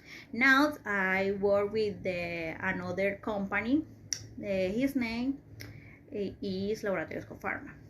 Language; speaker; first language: English; non-native, learner; Spanish